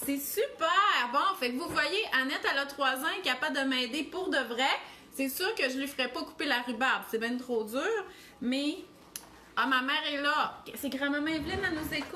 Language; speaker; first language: French; native; French